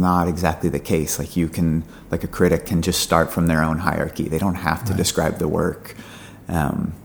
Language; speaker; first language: English; native; English